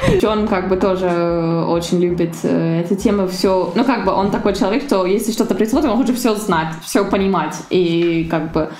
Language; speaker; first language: Russian; early bilingual, heritage; Russian